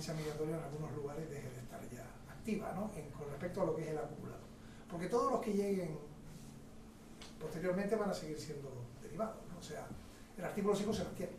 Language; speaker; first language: Spanish; native; Spanish